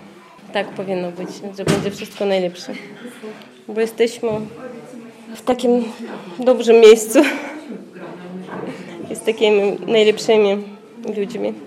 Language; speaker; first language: Polish; non-native, learner; Russian